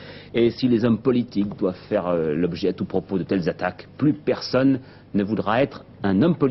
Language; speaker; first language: French; native; French